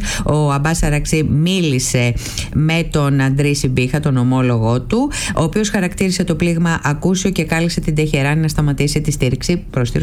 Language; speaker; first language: Greek; native; Greek